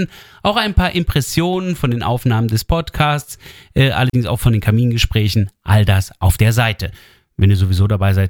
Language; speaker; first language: German; native; German